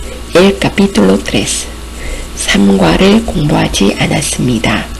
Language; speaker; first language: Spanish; non-native, fluent; Korean